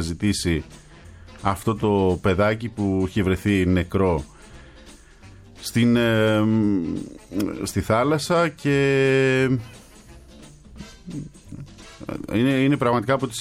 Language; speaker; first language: Greek; native; Greek